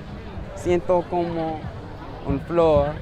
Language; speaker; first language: Spanish; non-native, learner; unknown